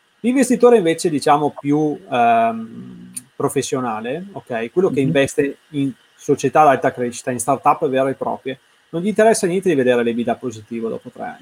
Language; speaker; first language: Italian; native; Italian